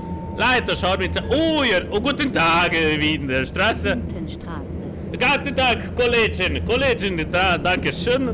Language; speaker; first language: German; non-native, learner; Hungarian